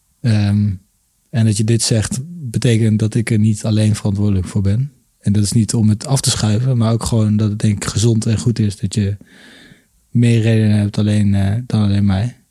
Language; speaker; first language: Dutch; native; Dutch